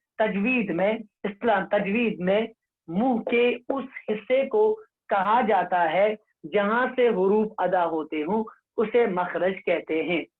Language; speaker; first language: Urdu; non-native, local second language; Kashmiri